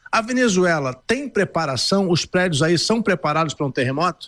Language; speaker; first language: Portuguese; native; Portuguese